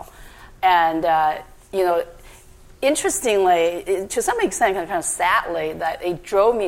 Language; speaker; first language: English; non-native, fluent; Chinese